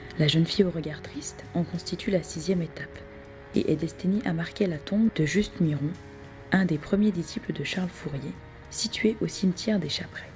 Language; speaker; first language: French; native; French